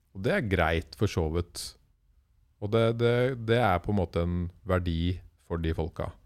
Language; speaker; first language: Norwegian; native; Norwegian